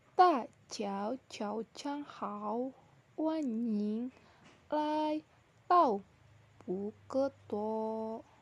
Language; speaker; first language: Chinese; non-native, learner; Indonesian